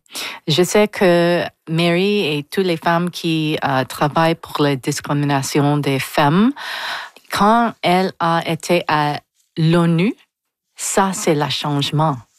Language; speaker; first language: French; non-native, local second language; English